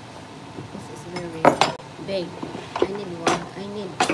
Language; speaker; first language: English; non-native, local second language; Filipino